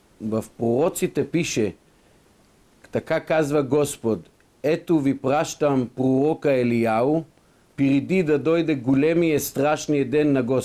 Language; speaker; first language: Bulgarian; non-native, fluent; Hebrew